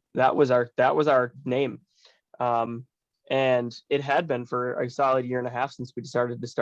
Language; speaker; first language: English; native; English